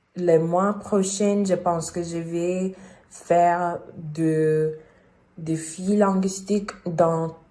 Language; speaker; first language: French; non-native, learner; English